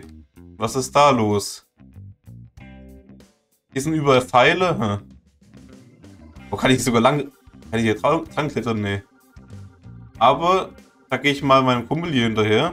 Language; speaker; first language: German; native; German